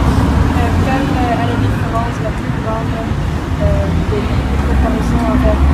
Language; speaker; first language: French; non-native, learner; Dutch